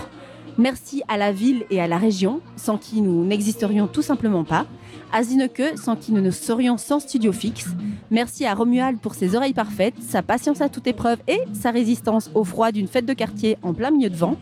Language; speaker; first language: French; native; French